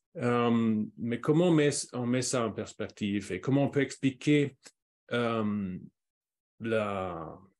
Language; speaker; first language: French; non-native, fluent; German